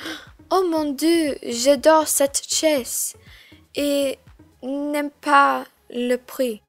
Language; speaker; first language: French; non-native, learner; English